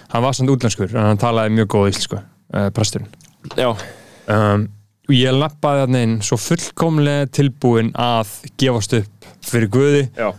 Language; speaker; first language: Icelandic; non-native, fluent; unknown